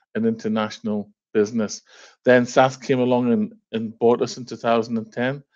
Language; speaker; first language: English; native; English